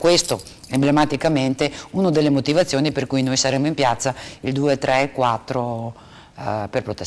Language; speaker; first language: Italian; native; Italian